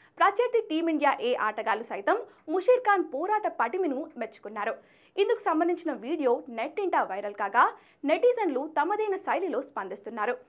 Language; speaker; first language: Telugu; native; Telugu